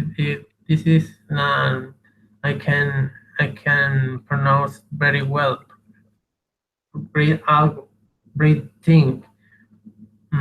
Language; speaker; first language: English; non-native, learner; Spanish